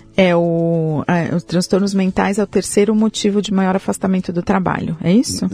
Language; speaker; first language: Portuguese; early bilingual, other home language; Spanish